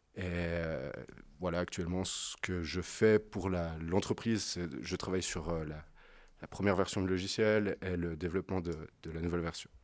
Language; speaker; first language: French; native; French